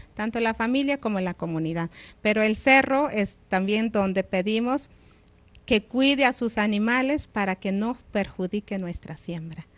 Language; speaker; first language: Spanish; non-native, local second language; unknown